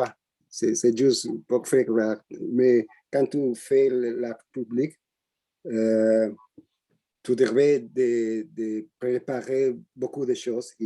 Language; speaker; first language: French; non-native, learner; Spanish